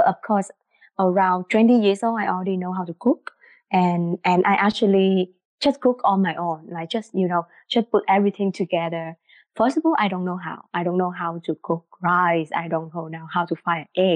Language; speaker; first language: English; non-native, learner; Vietnamese